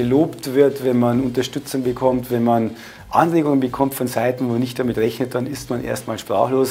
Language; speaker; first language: German; native; German